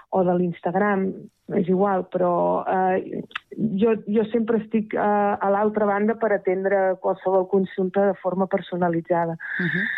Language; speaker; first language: Catalan; native; Catalan